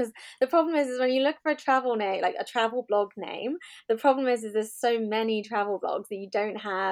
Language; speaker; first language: English; native; English